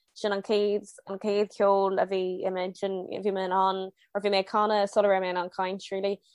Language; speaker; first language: Irish; non-native, local second language; English